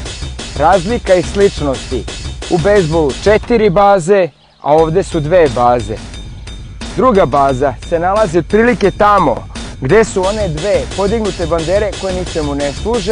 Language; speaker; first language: Serbian; native; Serbian